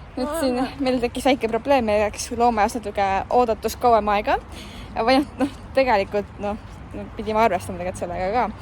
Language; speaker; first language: Estonian; native; Estonian